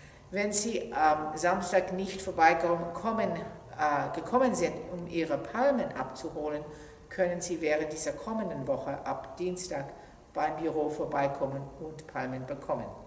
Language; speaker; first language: German; non-native, fluent; English